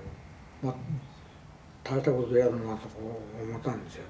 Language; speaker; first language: Japanese; native; Japanese